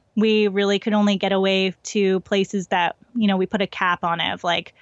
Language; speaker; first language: English; native; English